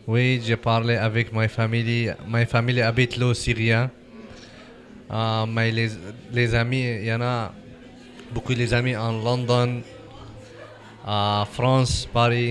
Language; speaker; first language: French; non-native, learner; Arabic